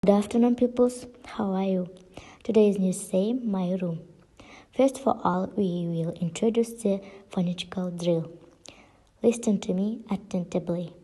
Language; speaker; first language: English; non-native, learner; Kazakh